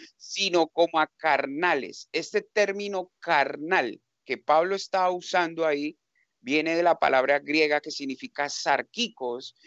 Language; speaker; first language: Spanish; native; Spanish